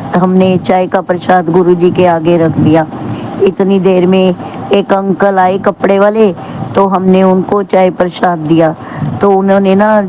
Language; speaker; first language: Hindi; non-native, local second language; Punjabi